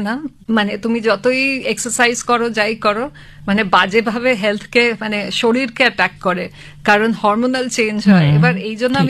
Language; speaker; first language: Bangla; native; Bangla